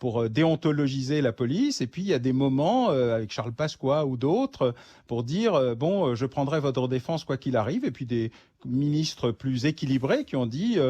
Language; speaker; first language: French; native; French